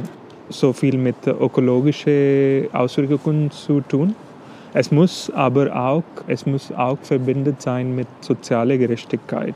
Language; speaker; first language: German; non-native, fluent; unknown